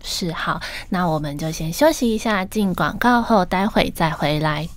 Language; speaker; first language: Chinese; native; Chinese